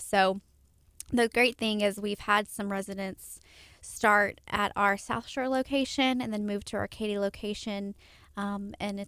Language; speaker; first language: English; native; English